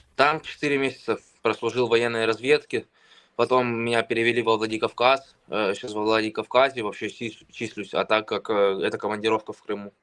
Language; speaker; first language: Russian; native; Russian